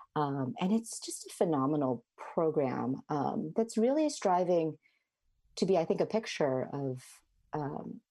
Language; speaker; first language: English; native; English